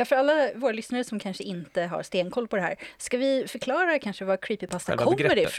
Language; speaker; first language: Swedish; native; Swedish